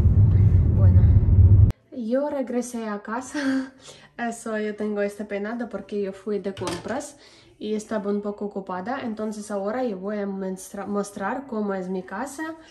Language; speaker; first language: Spanish; non-native, learner; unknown